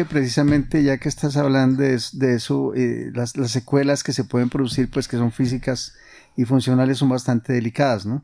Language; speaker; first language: Spanish; native; Spanish